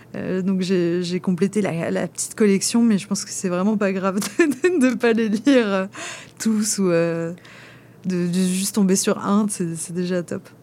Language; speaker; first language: French; native; French